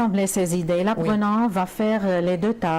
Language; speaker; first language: French; non-native, fluent; Arabic